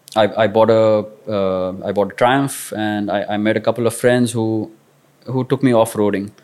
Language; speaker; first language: English; non-native, local second language; Marathi